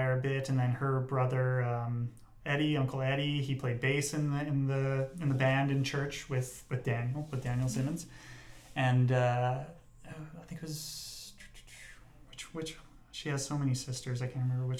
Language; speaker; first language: English; native; English